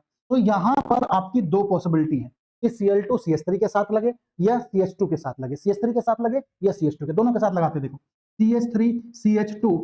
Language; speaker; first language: Hindi; native; Hindi